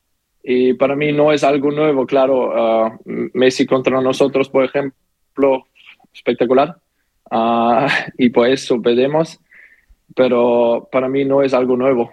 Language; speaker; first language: Spanish; non-native, learner; German